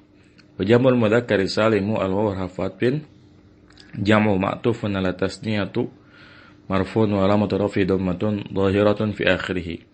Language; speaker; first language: Arabic; non-native, fluent; Indonesian